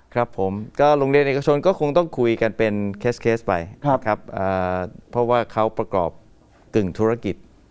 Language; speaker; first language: Thai; native; Thai